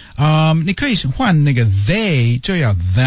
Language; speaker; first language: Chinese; non-native, learner; English